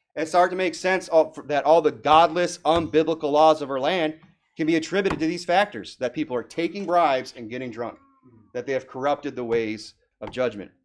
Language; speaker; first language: English; native; English